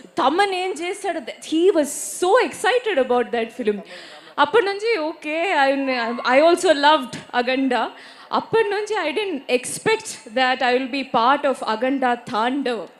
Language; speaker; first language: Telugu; non-native, learner; Malayalam